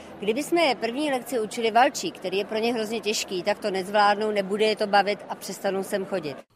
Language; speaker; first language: Czech; native; Czech